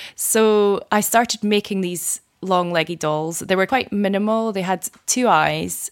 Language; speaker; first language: English; native; English